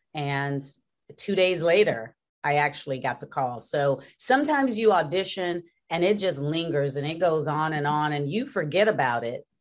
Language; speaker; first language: English; native; English